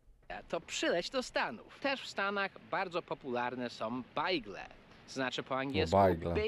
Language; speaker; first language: Polish; non-native, fluent; English